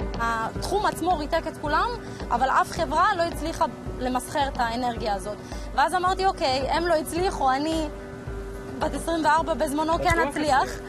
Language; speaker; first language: Hebrew; early bilingual, other home language; Russian